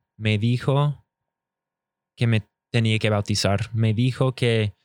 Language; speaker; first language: Spanish; non-native, fluent; English